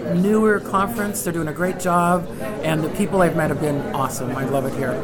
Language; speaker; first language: English; non-native, fluent; Hebrew